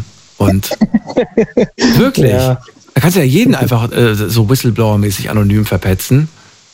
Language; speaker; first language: German; native; German